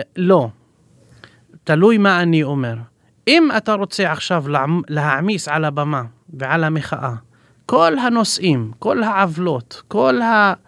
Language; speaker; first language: Hebrew; non-native, local second language; Arabic